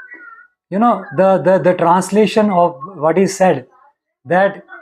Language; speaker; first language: English; non-native, local second language; Hindi